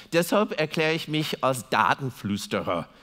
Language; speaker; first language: German; non-native, fluent; English